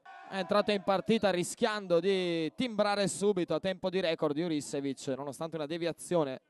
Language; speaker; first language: Italian; native; Italian